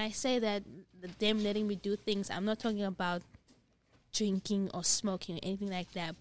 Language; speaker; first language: English; non-native, local second language; Dutch